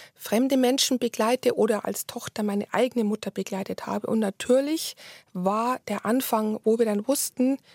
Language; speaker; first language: German; native; German